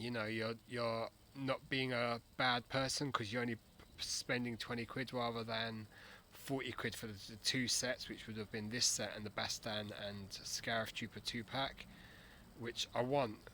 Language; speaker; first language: English; native; English